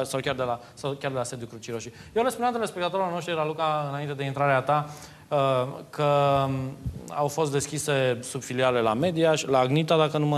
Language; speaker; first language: Romanian; native; Romanian